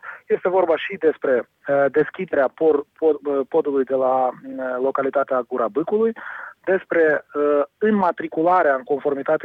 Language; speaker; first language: Romanian; native; Romanian